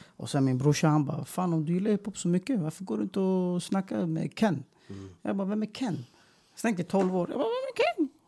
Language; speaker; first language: Swedish; early bilingual, other home language; Persian